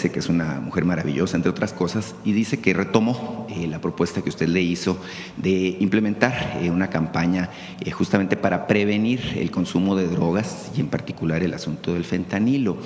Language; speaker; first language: Spanish; native; Spanish